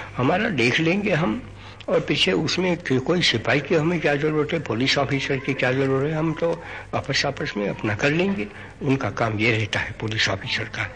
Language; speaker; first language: Hindi; non-native, local second language; Gujarati